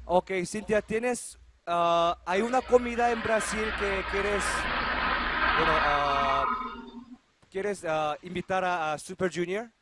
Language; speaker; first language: Spanish; non-native, learner; Korean